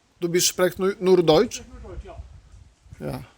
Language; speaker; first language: German; non-native, learner; Polish